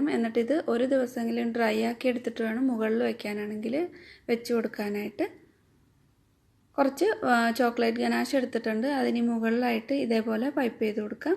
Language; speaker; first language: Malayalam; native; Malayalam